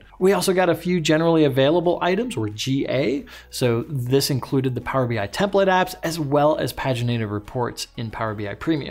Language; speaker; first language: English; native; English